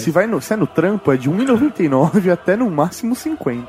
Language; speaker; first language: Portuguese; native; Portuguese